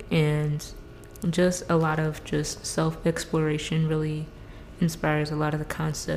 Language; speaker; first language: English; native; English